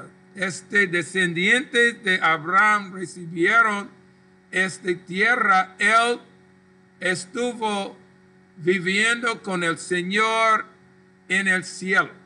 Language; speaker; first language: Spanish; non-native, local second language; English